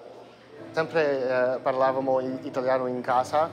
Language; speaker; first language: Italian; early bilingual, heritage; Italian